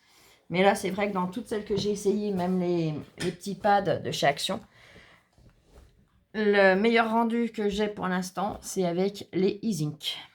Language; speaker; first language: French; native; French